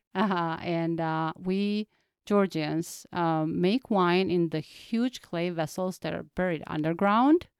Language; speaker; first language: English; non-native, fluent; Georgian